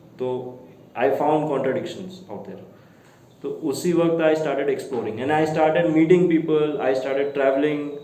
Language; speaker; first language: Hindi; non-native, local second language; Gujarati